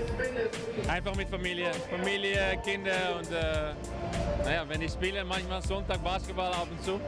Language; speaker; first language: German; non-native, fluent; Dutch